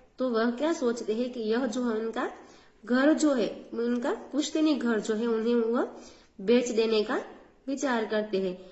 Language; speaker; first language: Hindi; non-native, local second language; Gujarati